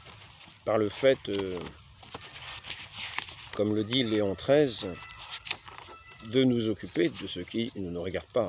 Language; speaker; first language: French; native; French